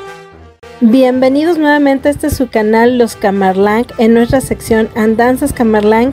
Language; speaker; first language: Spanish; native; Spanish